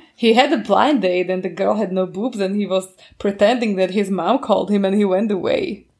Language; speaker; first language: English; non-native, fluent; Slovak